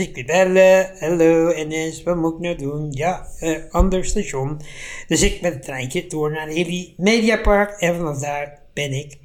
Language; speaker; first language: Dutch; native; Dutch